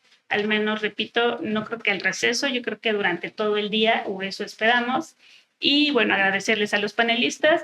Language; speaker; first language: Spanish; native; Spanish